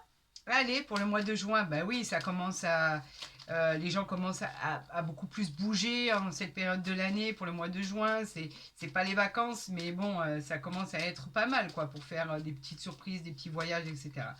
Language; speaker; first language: French; native; French